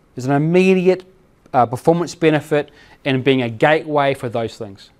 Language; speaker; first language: English; native; English